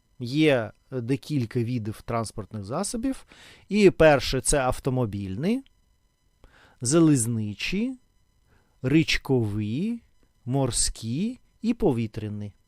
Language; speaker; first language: Ukrainian; native; Ukrainian